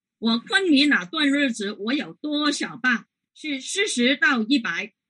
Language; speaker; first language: Chinese; non-native, local second language; Cantonese